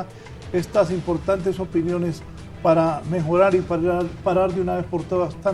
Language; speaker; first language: Spanish; native; Spanish